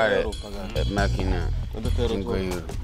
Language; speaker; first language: Italian; non-native, learner; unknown